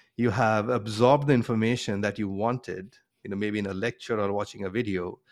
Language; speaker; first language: English; non-native, local second language; Bangla